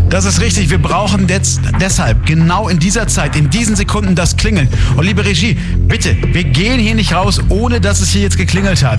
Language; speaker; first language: German; native; German